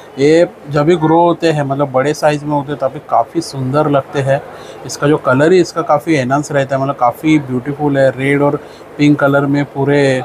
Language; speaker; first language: Hindi; non-native, local second language; Marathi